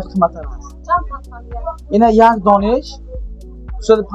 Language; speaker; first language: Persian; non-native, learner; Uzbek